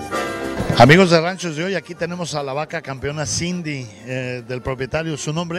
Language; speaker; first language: Spanish; native; Spanish